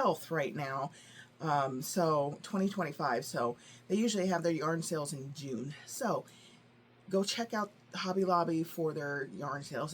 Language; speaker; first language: English; native; English